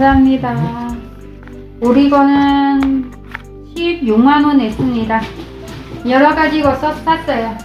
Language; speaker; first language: Korean; non-native, fluent; Vietnamese